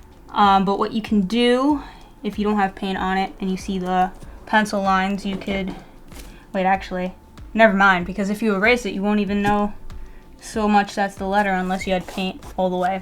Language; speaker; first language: English; native; English